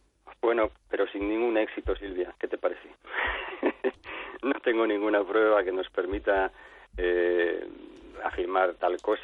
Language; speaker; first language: Spanish; native; Spanish